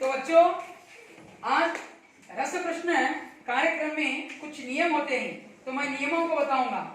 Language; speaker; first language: Hindi; non-native, local second language; Kannada